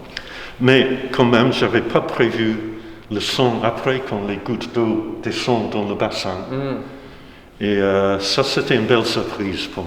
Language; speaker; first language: French; non-native, fluent; English